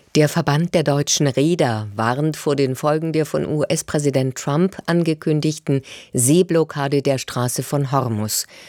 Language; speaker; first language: German; native; German